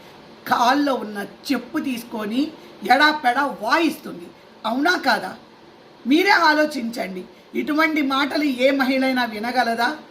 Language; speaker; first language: Telugu; native; Telugu